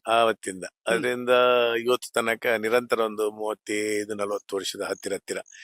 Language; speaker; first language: Kannada; non-native, local second language; Tulu